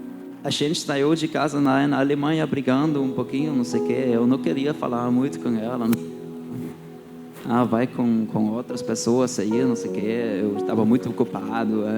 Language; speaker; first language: Portuguese; early bilingual, heritage; Portuguese